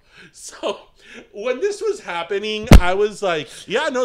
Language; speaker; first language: English; early bilingual, other home language; Spanish